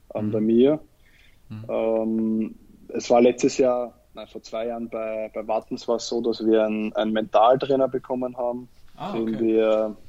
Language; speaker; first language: German; native; German